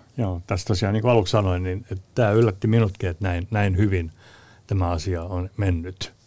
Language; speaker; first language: Finnish; native; Finnish